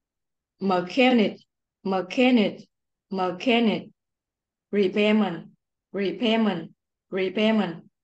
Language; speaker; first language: English; non-native, learner; Vietnamese